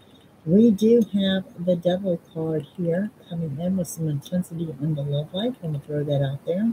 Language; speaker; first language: English; native; English